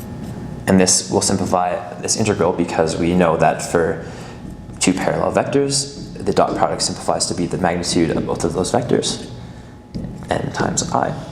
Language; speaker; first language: English; native; English